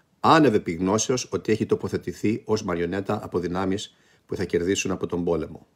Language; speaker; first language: Greek; native; Greek